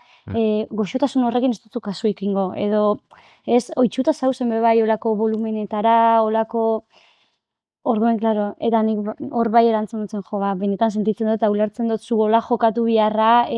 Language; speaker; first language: Basque; native; Basque